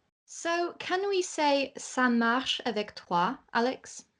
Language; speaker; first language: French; non-native, fluent; English